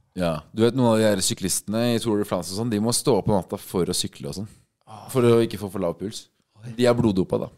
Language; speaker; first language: Norwegian; native; Norwegian